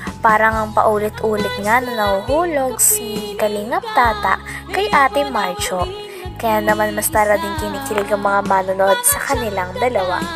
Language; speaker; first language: Filipino; native; Filipino